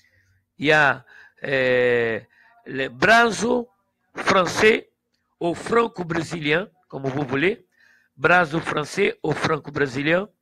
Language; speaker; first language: French; non-native, learner; Portuguese